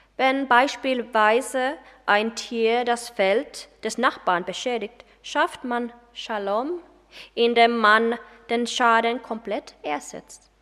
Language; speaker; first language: German; non-native, fluent; Finnish